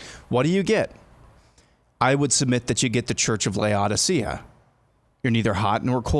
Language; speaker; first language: English; native; English